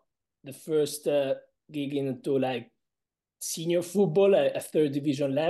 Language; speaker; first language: English; non-native, fluent; Italian